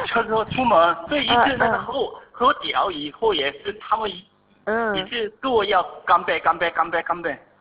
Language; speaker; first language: Chinese; non-native, fluent; Korean